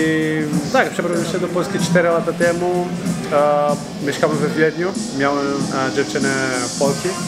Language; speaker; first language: Polish; non-native, learner; Portuguese